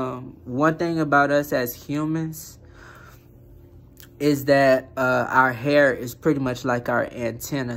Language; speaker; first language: English; native; English